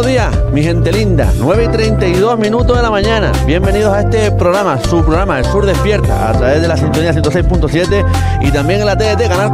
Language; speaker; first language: Spanish; native; Spanish